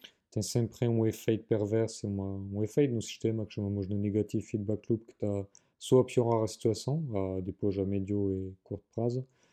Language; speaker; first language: Portuguese; non-native, fluent; French